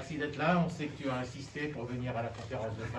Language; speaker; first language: French; native; French